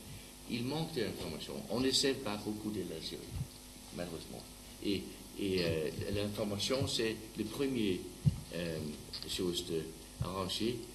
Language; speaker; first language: French; non-native, learner; Danish